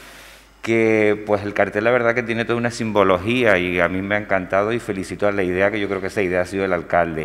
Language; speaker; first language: Spanish; native; Spanish